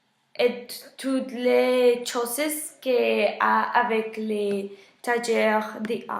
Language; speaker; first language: French; non-native, learner; Spanish